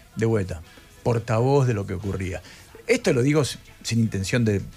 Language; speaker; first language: Spanish; native; Spanish